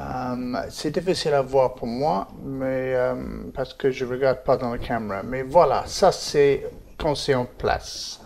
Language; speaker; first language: French; non-native, fluent; English